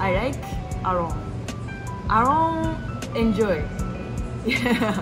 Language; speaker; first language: English; non-native, learner; Japanese